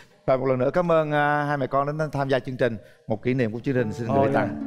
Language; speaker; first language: Vietnamese; native; Vietnamese